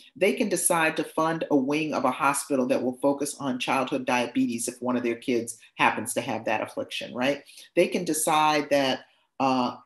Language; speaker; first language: English; native; English